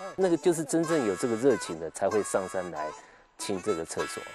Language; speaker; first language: Chinese; native; Chinese